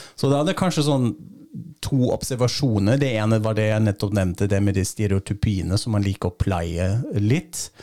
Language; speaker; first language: Norwegian; non-native, fluent; German